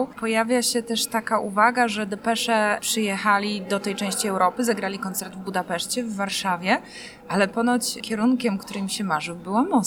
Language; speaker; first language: Polish; native; Polish